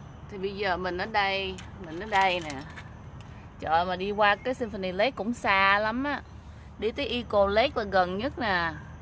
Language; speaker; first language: Vietnamese; native; Vietnamese